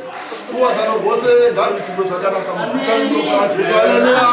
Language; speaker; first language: Shona; native; Shona